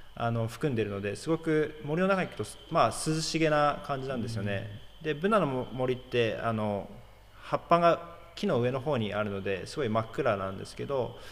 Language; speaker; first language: Japanese; native; Japanese